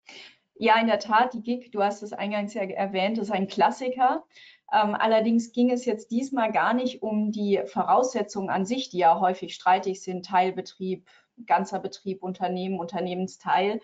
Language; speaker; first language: German; native; German